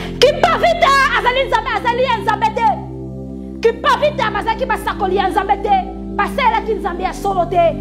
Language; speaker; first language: Lingala; non-native, local second language; Kongo